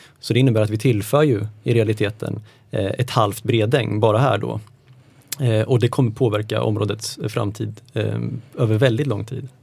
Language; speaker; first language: Swedish; native; Swedish